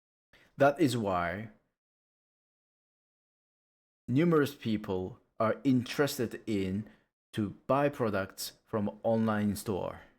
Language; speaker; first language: English; non-native, learner; Japanese